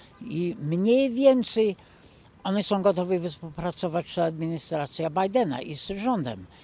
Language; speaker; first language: Polish; non-native, fluent; English